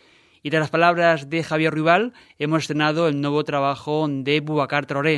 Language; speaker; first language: Spanish; native; Spanish